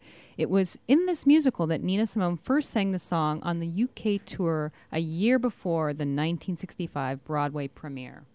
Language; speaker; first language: English; native; English